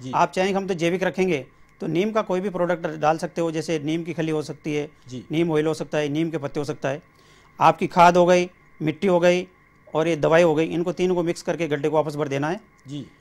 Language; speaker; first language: Hindi; native; Hindi